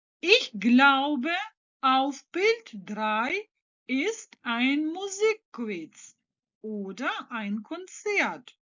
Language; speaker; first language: German; non-native, fluent; Ukrainian